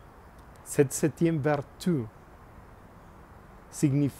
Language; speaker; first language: French; non-native, learner; Spanish